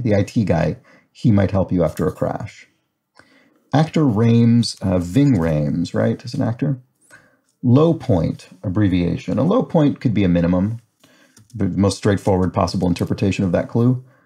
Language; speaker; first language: English; native; English